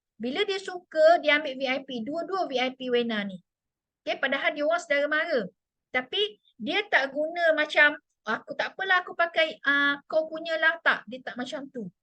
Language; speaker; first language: Malay; non-native, local second language; Chinese